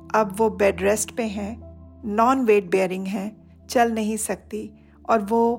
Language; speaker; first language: Hindi; non-native, local second language; Odia